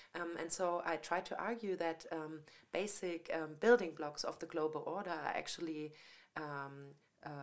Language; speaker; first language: English; non-native, fluent; German